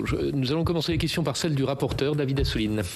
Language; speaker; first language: French; native; French